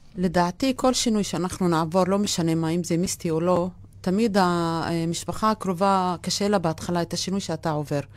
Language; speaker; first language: Hebrew; non-native, local second language; Arabic